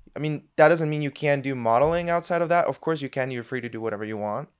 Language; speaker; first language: English; non-native, fluent; Spanish